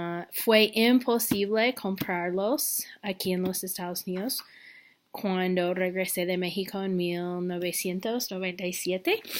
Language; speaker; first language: Spanish; non-native, fluent; English